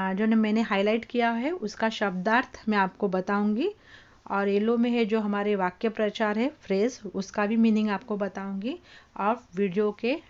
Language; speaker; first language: Hindi; non-native, local second language; Marathi